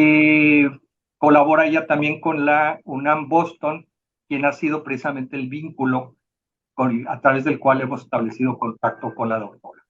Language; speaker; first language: Spanish; native; Spanish